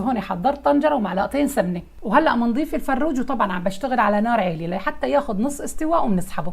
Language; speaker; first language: Arabic; native; Arabic